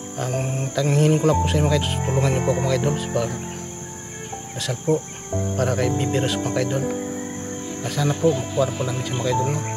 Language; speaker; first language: Filipino; non-native, local second language; Cebuano